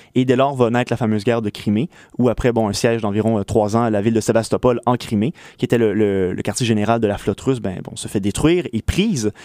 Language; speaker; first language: French; native; French